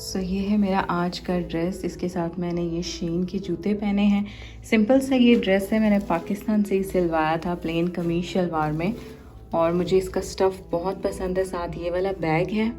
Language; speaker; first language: Urdu; native; Urdu